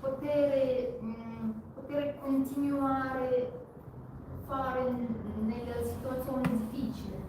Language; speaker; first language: Italian; non-native, learner; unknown